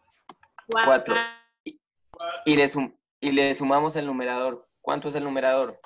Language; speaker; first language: Spanish; native; Spanish